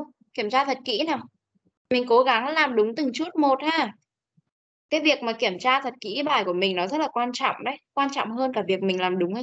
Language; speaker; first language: Vietnamese; native; Vietnamese